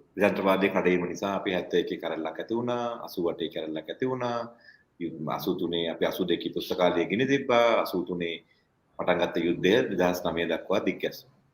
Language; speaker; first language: Sinhala; non-native, local second language; Tamil